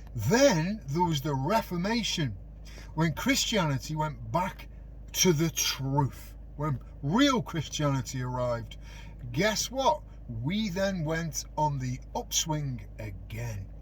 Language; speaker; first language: English; native; English